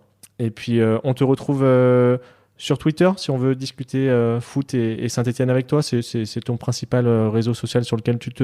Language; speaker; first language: French; native; French